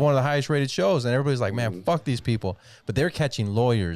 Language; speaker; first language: English; native; English